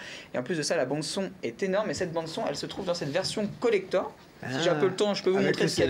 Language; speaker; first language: French; native; French